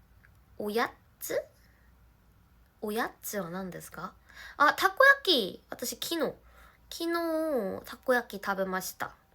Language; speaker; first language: Japanese; non-native, learner; Korean